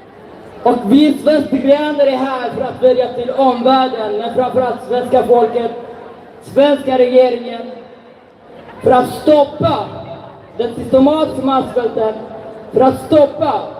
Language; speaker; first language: Swedish; early bilingual, other home language; Tigrinya